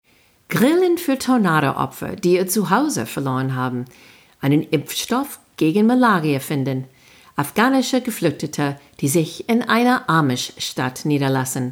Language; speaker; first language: German; non-native, fluent; English